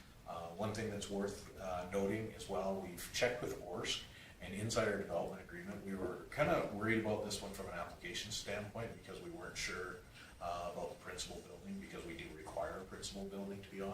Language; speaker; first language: English; native; English